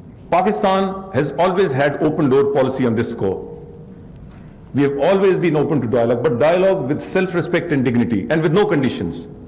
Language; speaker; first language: English; non-native, local second language; Urdu